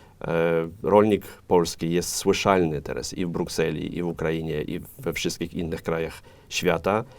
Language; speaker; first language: Polish; non-native, fluent; Ukrainian